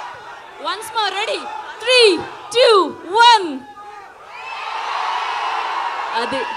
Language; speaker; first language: Telugu; native; Telugu